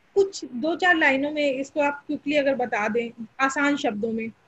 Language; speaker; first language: Hindi; native; Hindi